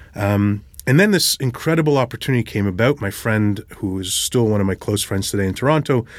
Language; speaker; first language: English; early bilingual, other home language; Hebrew